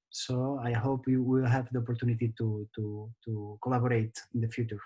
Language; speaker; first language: English; non-native, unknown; Catalan